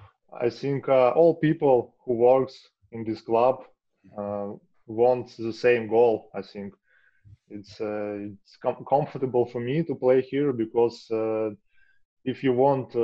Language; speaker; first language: English; non-native, learner; Russian